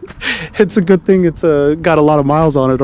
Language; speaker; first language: English; native; English